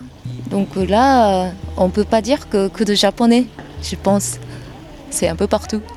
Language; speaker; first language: French; non-native, fluent; Japanese